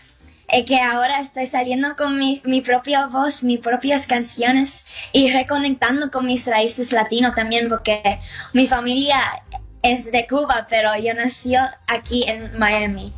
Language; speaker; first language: Spanish; early bilingual, heritage; English